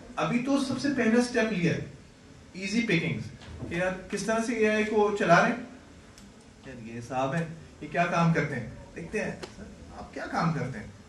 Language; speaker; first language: Urdu; native; Urdu